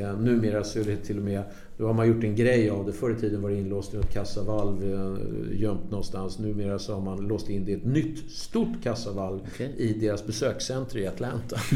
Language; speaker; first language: Swedish; native; Swedish